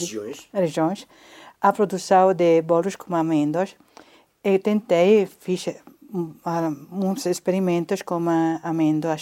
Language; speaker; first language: Portuguese; non-native, fluent; Italian